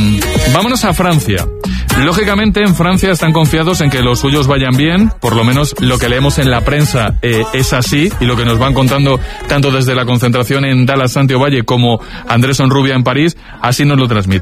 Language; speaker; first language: Spanish; native; Spanish